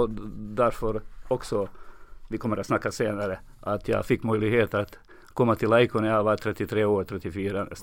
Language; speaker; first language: Swedish; non-native, fluent; Serbian